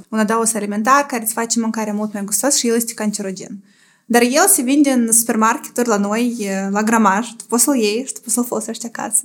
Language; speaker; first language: Romanian; native; Romanian